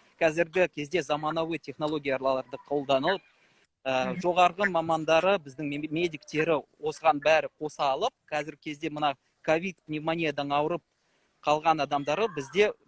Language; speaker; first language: Kazakh; non-native, local second language; Russian